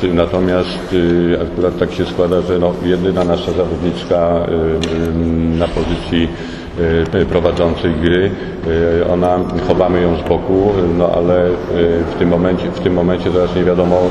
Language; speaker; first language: Polish; native; Polish